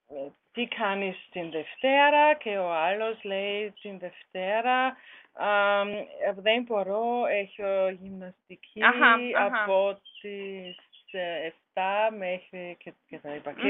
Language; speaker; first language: Greek; non-native, learner; German